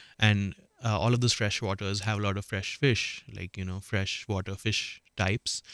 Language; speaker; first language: English; non-native, local second language; Marathi